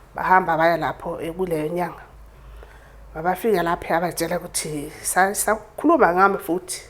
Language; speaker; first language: Zulu; native; Zulu